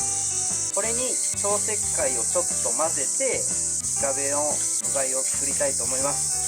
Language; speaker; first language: Japanese; native; Japanese